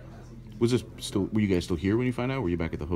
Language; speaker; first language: English; native; English